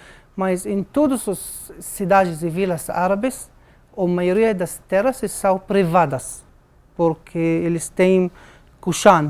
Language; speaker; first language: Portuguese; non-native, learner; Arabic